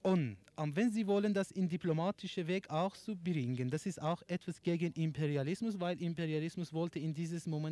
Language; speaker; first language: German; non-native, learner; Persian